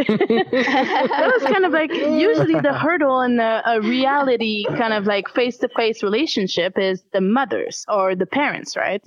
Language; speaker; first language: English; non-native, fluent; French